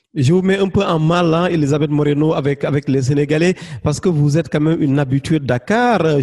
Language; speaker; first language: French; non-native, local second language; Wolof